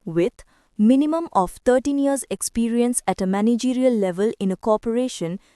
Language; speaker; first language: English; non-native, local second language; Sinhala